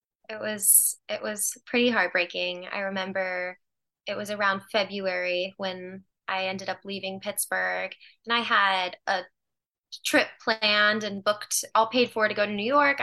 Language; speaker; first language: English; native; English